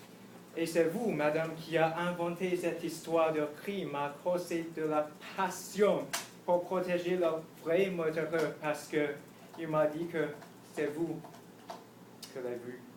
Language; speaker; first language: French; non-native, learner; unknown